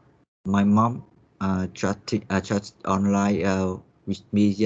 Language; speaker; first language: English; non-native, learner; Vietnamese